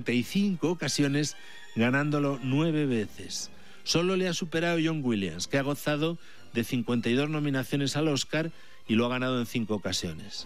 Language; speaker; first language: Spanish; native; Spanish